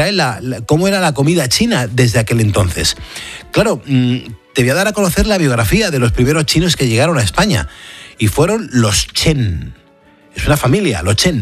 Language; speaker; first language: Spanish; native; Spanish